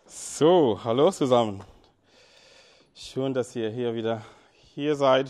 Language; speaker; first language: German; non-native, fluent; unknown